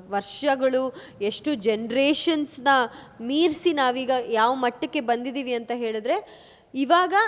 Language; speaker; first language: Kannada; non-native, local second language; Kodava